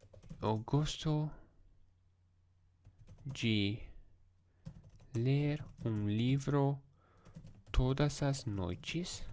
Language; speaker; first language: Portuguese; non-native, learner; English